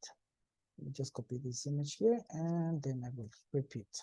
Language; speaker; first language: English; non-native, fluent; Spanish